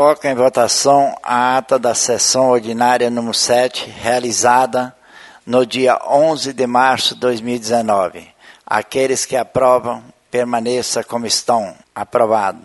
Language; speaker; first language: Portuguese; native; Portuguese